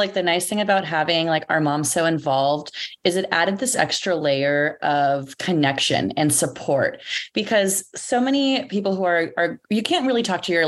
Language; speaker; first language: English; early bilingual, other home language; Greek